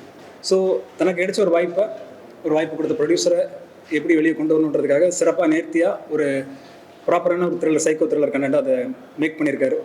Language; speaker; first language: Tamil; native; Tamil